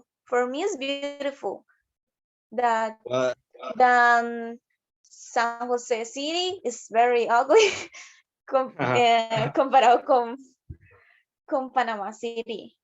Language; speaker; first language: English; non-native, learner; Spanish